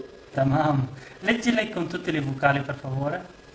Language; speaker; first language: Italian; non-native, fluent; Arabic